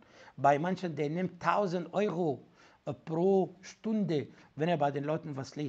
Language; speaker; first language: German; non-native, fluent; Arabic